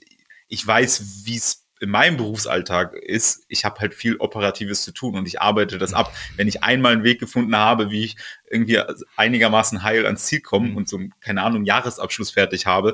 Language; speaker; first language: German; native; German